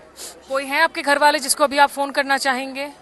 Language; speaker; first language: Hindi; native; Hindi